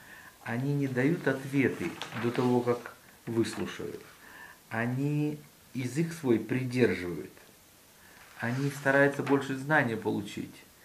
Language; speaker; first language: Russian; native; Russian